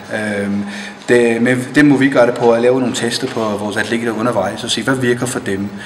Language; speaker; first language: Danish; native; Danish